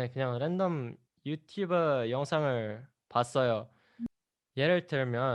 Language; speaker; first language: Korean; non-native, learner; Indonesian